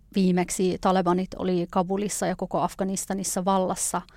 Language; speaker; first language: Finnish; early bilingual, other home language; Persian